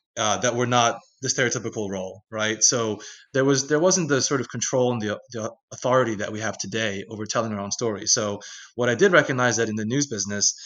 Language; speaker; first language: English; native; English